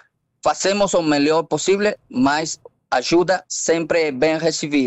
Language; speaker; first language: Portuguese; non-native, fluent; Spanish